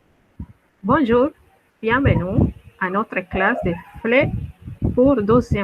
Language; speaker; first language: French; non-native, fluent; Spanish